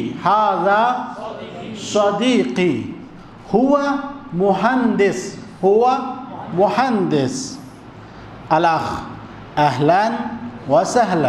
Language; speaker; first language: Arabic; non-native, fluent; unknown